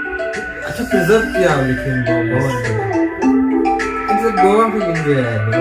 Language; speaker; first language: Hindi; non-native, local second language; Kannada